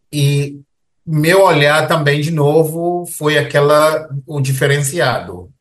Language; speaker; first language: Portuguese; early bilingual, heritage; Portuguese